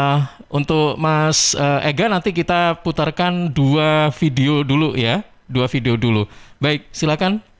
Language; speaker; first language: Indonesian; native; Indonesian